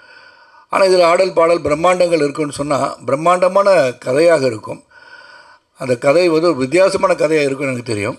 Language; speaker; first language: Tamil; native; Tamil